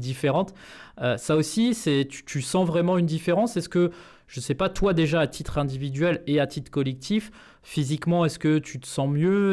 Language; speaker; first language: French; native; French